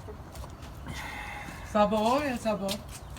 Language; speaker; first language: Spanish; non-native, learner; Hindi